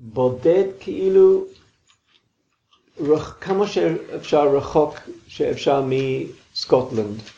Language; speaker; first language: Hebrew; non-native, fluent; English